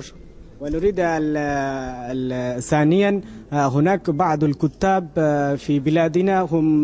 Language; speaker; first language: Arabic; non-native, learner; Bangla